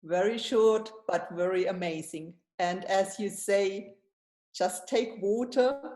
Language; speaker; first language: English; non-native, fluent; German